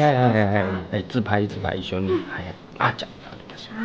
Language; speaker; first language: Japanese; non-native, learner; Chinese